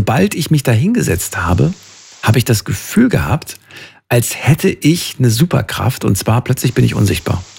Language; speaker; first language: German; native; German